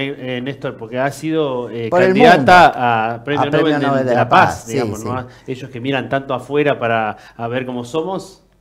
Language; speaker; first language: Spanish; native; Spanish